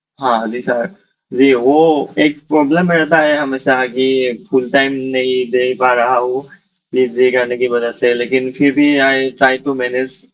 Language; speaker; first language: Hindi; non-native, local second language; Assamese